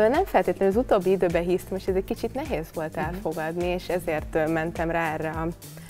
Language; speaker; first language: Hungarian; native; Hungarian